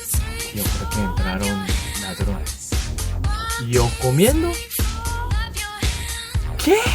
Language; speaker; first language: Spanish; non-native, learner; Korean